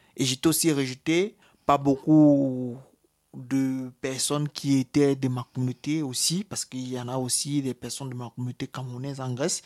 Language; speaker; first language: French; native; French